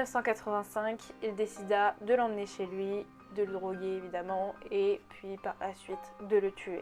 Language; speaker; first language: French; native; French